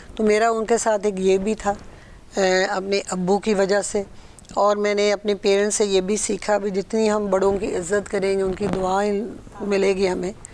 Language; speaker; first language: Urdu; early bilingual, heritage; Urdu